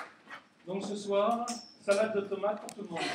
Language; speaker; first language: French; native; French